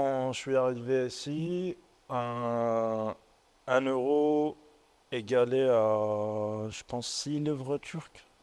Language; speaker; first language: French; non-native, local second language; Arabic